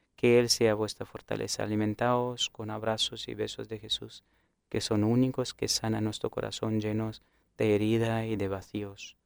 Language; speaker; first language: Spanish; non-native, fluent; Romanian